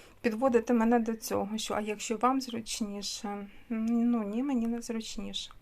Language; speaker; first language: Ukrainian; non-native, local second language; Russian